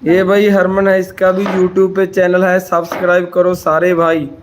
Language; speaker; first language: Hindi; non-native, local second language; Punjabi